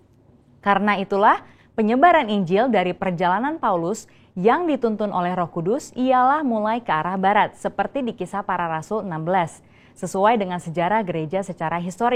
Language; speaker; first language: Indonesian; native; Indonesian